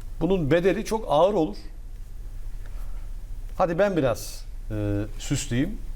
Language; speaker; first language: Turkish; native; Turkish